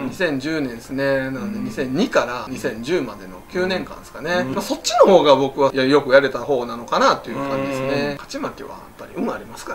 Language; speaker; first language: Japanese; native; Japanese